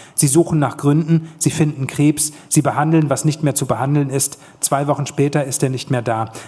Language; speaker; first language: German; native; German